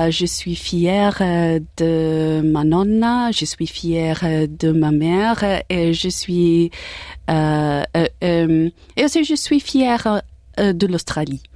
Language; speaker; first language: French; non-native, learner; English